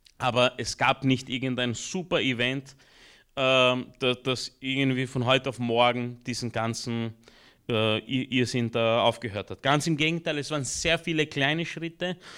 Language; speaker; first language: German; early bilingual, other home language; Romanian